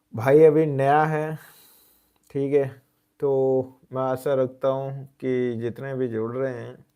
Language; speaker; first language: Hindi; non-native, local second language; Gujarati